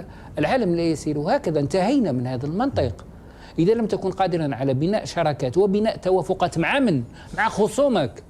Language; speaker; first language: Arabic; native; Arabic